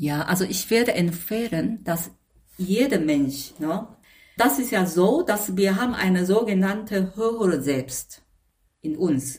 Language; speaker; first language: German; non-native, fluent; Chinese